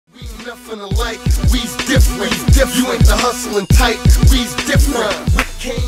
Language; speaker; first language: English; native; English